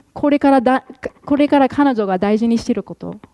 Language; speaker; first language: Japanese; non-native, fluent; English